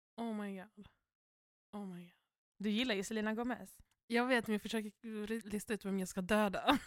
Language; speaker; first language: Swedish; early bilingual, other home language; Kinyarwanda